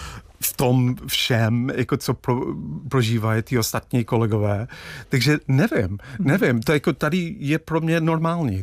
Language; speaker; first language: Czech; non-native, fluent; English